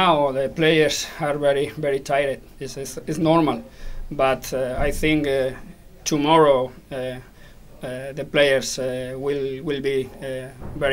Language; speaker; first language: English; non-native, learner; Spanish